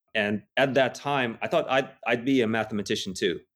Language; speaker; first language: English; non-native, fluent; Russian